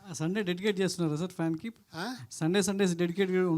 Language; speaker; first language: Telugu; native; Telugu